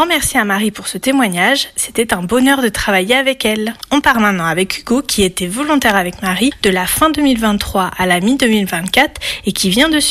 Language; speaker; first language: French; native; French